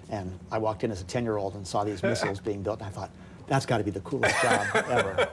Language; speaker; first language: English; native; English